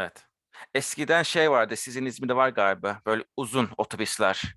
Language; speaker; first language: Turkish; early bilingual, heritage; Turkish